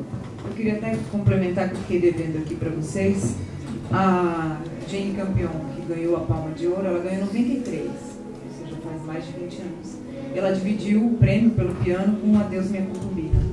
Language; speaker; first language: Portuguese; native; Portuguese